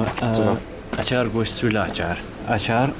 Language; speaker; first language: French; non-native, learner; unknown